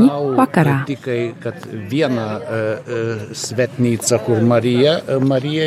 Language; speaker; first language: Latvian; non-native, learner; Lithuanian